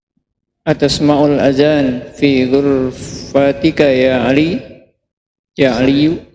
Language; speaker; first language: Arabic; non-native, learner; Indonesian